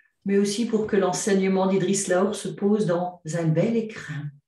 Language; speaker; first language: French; native; French